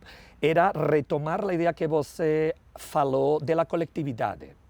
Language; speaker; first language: Portuguese; non-native, learner; Spanish